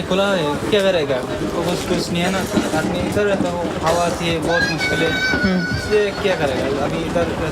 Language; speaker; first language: Hindi; non-native, learner; Bangla